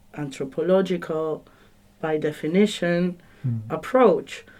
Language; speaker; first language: English; non-native, fluent; Spanish